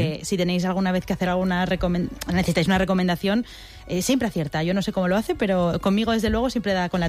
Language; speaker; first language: Spanish; native; Spanish